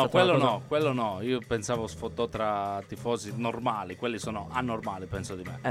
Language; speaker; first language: Italian; native; Italian